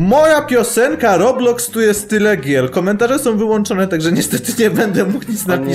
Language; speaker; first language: Polish; native; Polish